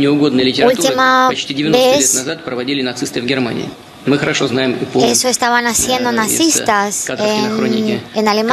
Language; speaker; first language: Spanish; non-native, learner; Russian